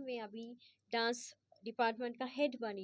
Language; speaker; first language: Hindi; non-native, fluent; Sinhala